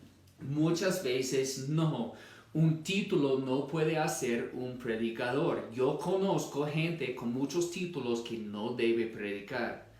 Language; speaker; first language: Spanish; non-native, fluent; English